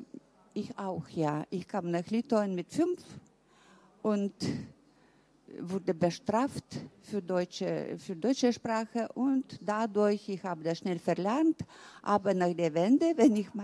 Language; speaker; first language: German; early bilingual, heritage; German